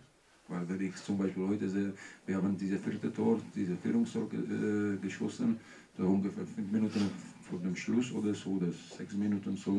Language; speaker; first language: German; non-native, learner; Czech